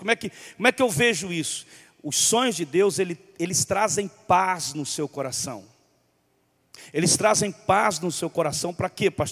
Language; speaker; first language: Portuguese; native; Portuguese